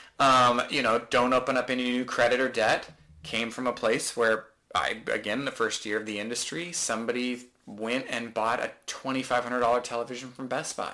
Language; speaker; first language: English; native; English